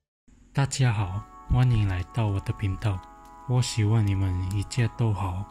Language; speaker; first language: Chinese; non-native, learner; English